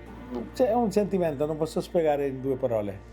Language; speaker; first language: Italian; non-native, fluent; Punjabi